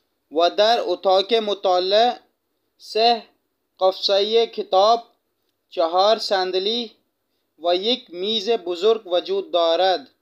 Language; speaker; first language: Persian; non-native, fluent; Urdu